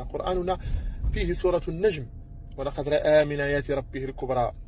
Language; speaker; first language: Arabic; native; Arabic